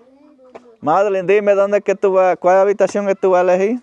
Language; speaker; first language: Spanish; native; Spanish